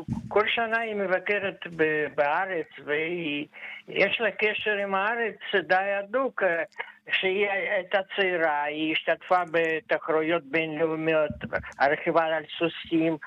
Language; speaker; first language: Hebrew; non-native, fluent; Russian